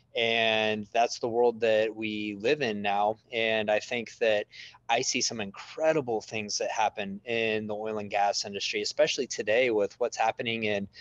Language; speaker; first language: English; native; English